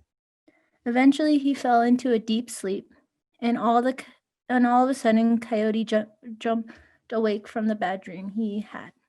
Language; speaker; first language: English; native; English